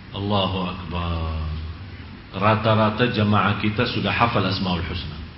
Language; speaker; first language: Indonesian; non-native, fluent; Arabic